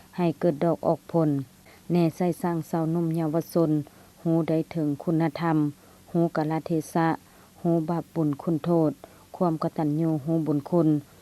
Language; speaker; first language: Lao; native; Lao